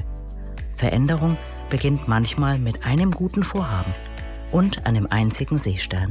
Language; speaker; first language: German; native; German